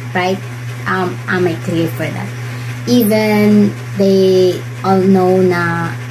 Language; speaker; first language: English; non-native, local second language; Cebuano